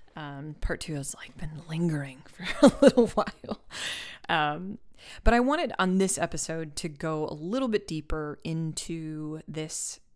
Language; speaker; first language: English; native; English